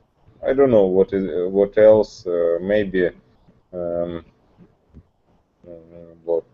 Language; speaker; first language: English; non-native, learner; Russian